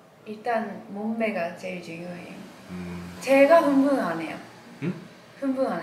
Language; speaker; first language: Korean; non-native, learner; Japanese